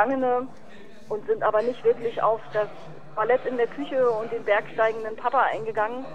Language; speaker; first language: German; native; German